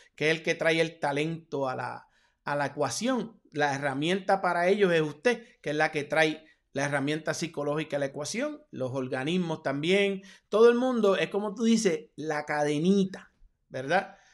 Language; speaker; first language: Spanish; native; Spanish